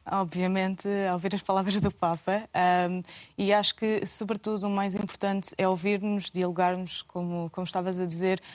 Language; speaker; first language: Portuguese; native; Portuguese